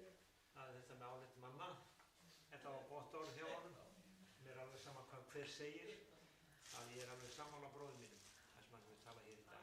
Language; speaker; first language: Icelandic; non-native, fluent; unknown